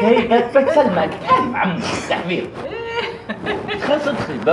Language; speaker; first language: Arabic; native; Arabic